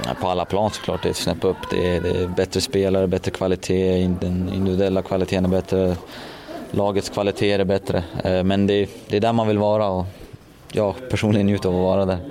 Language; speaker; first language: Swedish; native; Swedish